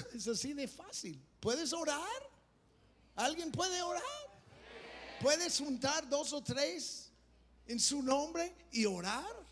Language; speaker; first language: Spanish; non-native, fluent; English